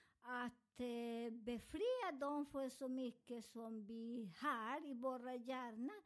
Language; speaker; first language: Swedish; non-native, learner; Spanish